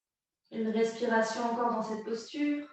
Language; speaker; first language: French; native; French